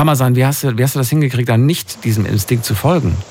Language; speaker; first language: German; native; German